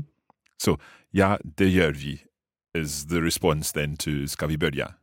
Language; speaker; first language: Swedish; non-native, learner; English